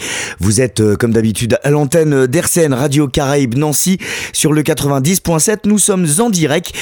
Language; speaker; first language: French; native; French